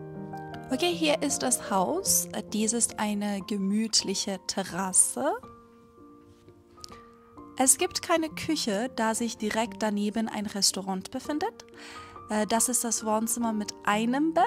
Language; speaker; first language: German; non-native, fluent; Persian